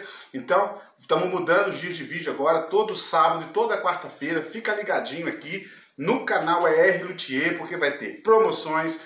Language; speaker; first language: Portuguese; native; Portuguese